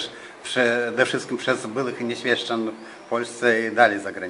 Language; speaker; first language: Polish; non-native, fluent; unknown